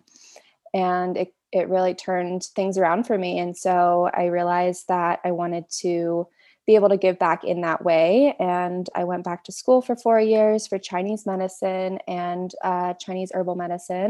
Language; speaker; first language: English; native; English